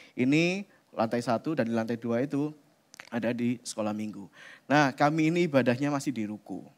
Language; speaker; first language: Indonesian; native; Indonesian